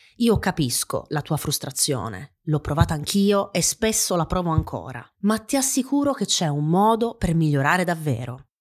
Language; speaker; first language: Italian; native; Italian